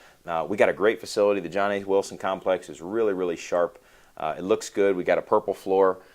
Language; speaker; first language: English; native; English